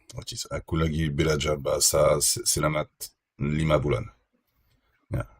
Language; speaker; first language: Indonesian; non-native, learner; French